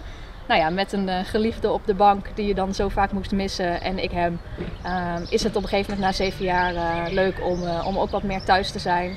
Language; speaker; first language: Dutch; native; Dutch